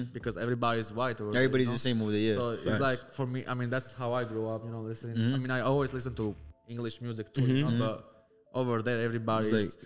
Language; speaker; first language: English; non-native, fluent; Albanian